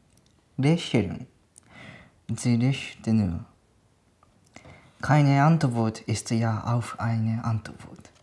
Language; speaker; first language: German; non-native, learner; Japanese